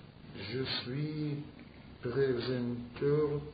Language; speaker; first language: French; non-native, learner; Russian